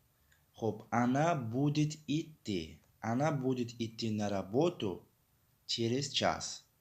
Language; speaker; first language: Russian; non-native, fluent; Tajik